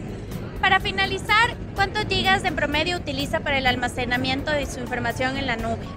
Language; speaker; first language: Spanish; native; Spanish